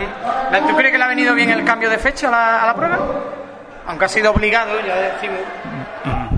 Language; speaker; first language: Spanish; native; Spanish